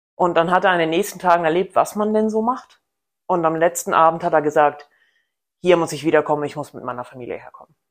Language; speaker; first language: German; native; German